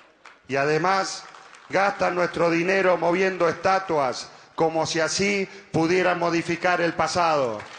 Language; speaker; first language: Spanish; native; Spanish